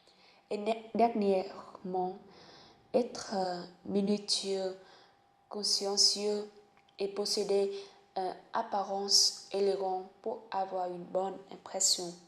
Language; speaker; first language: French; non-native, learner; Vietnamese